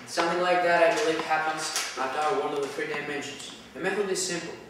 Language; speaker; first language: English; non-native, fluent; Greek